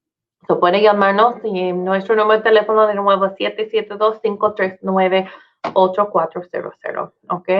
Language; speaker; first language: Spanish; non-native, fluent; English